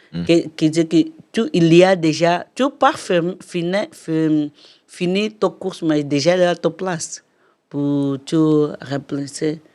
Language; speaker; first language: French; non-native, learner; Portuguese